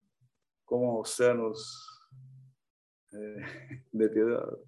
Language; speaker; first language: Spanish; non-native, learner; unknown